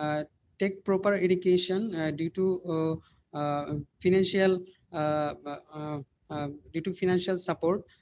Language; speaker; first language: English; non-native, learner; Bangla